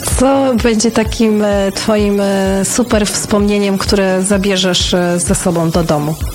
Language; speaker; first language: Polish; native; Polish